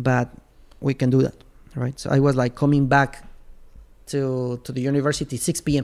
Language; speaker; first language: English; non-native, fluent; Spanish